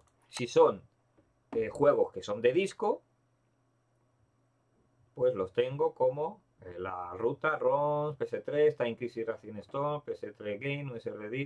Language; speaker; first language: Spanish; native; Spanish